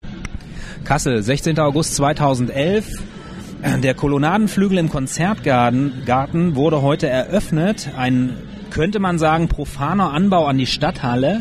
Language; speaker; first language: German; native; German